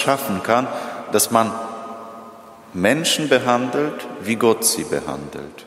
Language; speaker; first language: German; non-native, fluent; Polish